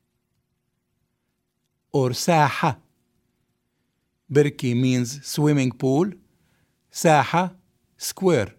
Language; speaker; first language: English; non-native, fluent; Arabic